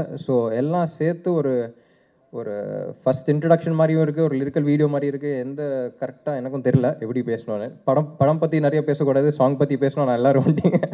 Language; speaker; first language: Tamil; non-native, local second language; Telugu